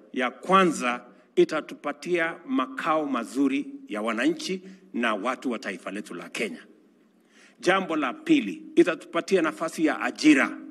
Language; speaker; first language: Swahili; non-native, local second language; Kalenjin